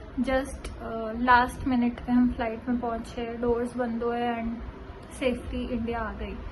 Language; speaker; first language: Hindi; native; Hindi